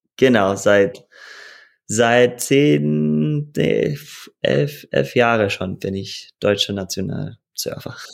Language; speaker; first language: German; early bilingual, heritage; German